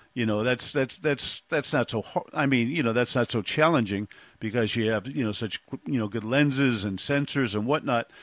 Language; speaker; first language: English; native; English